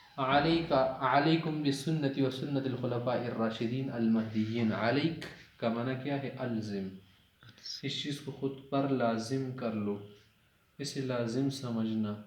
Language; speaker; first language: Urdu; non-native, local second language; Pashto